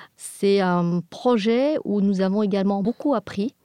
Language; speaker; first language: French; non-native, fluent; English